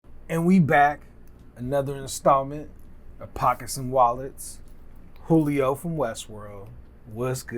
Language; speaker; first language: English; native; English